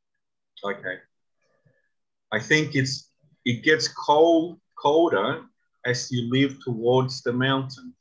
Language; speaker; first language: English; non-native, fluent; Spanish